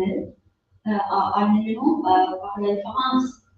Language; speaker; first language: French; non-native, fluent; Spanish